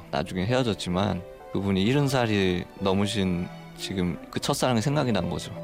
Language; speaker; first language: Korean; native; Korean